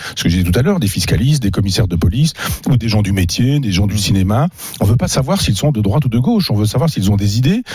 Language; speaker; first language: French; native; French